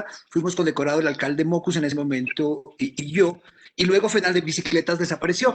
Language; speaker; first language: Spanish; native; Spanish